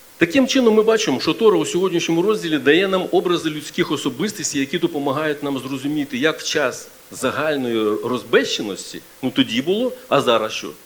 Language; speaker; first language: Ukrainian; non-native, local second language; Russian